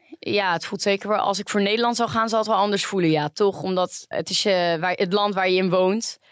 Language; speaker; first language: Dutch; early bilingual, other home language; Greek